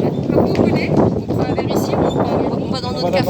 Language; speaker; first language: French; native; French